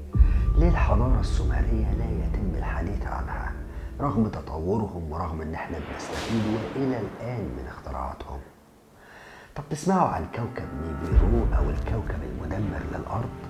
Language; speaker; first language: Arabic; native; Arabic